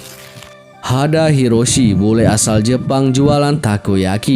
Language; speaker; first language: Indonesian; native; Indonesian